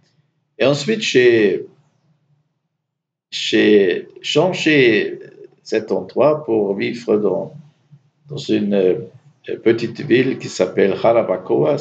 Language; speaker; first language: French; non-native, fluent; German